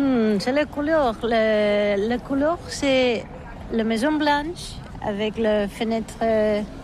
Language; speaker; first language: French; non-native, learner; Catalan